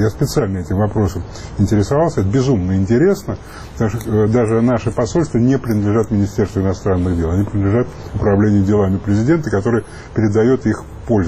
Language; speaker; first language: Russian; native; Russian